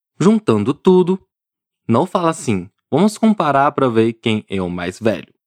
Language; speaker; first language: Portuguese; non-native, fluent; Chinese